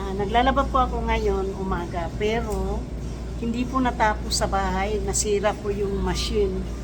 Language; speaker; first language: Filipino; non-native, local second language; Cebuano